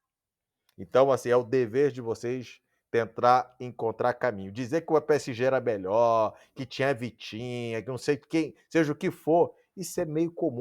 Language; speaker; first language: Portuguese; native; Portuguese